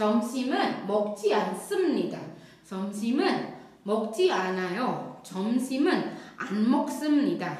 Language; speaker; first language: Korean; non-native, fluent; Indonesian